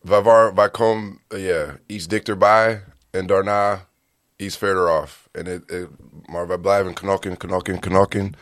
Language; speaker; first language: Dutch; non-native, learner; English